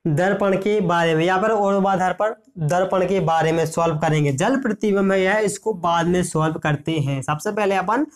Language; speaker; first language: Hindi; native; Hindi